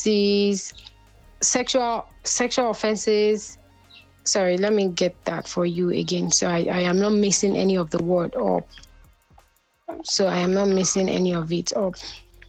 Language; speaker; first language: English; non-native, local second language; Yoruba